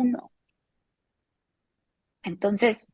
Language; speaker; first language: Spanish; native; Spanish